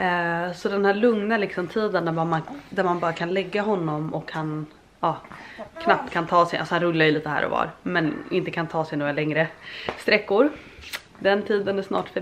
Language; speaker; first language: Swedish; native; Swedish